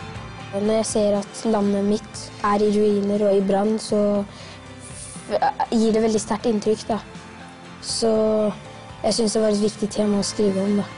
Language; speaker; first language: Norwegian; early bilingual, other home language; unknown